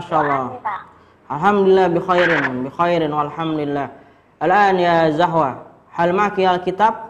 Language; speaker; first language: Arabic; non-native, fluent; Indonesian